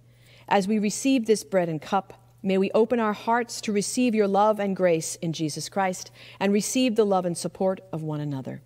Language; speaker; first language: English; native; English